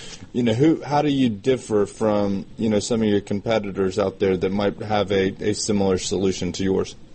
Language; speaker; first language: English; native; English